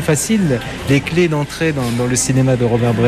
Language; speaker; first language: French; native; French